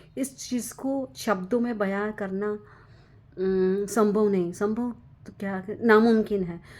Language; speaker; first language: Hindi; native; Hindi